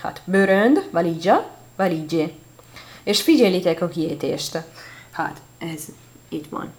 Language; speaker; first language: Hungarian; non-native, learner; Italian